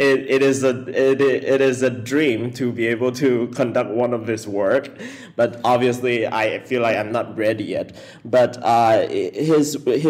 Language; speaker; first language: English; non-native, local second language; Chinese